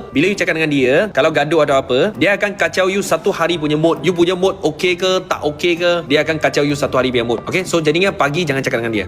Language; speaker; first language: Malay; non-native, local second language; Chinese